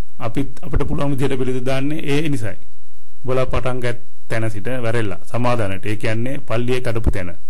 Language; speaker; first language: Sinhala; non-native, local second language; Tamil